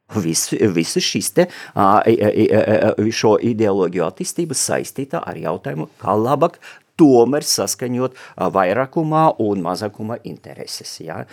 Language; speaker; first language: Latvian; non-native, local second language; Russian